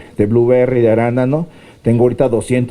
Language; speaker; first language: Spanish; native; Spanish